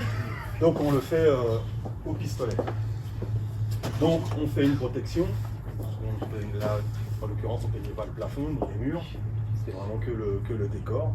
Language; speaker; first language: French; native; French